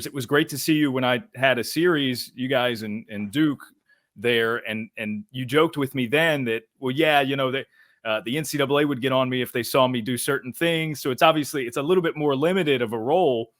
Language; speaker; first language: English; native; English